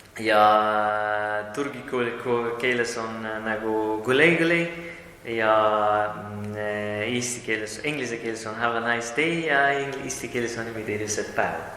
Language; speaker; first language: Estonian; non-native, learner; Pashto